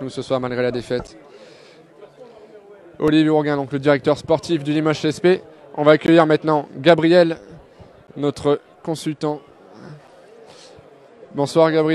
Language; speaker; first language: French; native; French